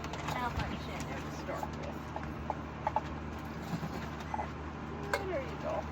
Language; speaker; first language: English; native; English